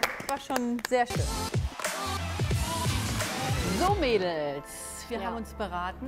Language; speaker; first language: German; native; German